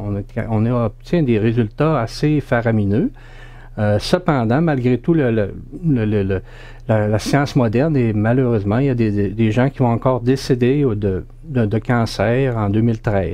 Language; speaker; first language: French; native; French